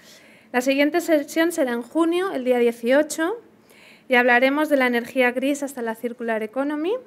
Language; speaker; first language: Spanish; native; Spanish